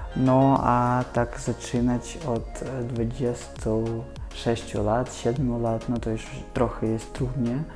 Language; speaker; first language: Polish; non-native, fluent; Russian